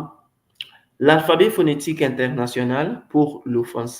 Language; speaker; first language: French; non-native, fluent; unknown